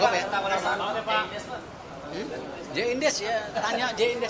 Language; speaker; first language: Indonesian; native; Indonesian